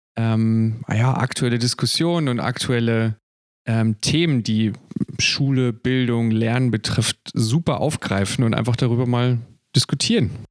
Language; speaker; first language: German; native; German